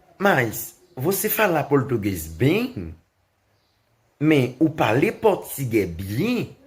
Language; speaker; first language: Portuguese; non-native, learner; Haitian Creole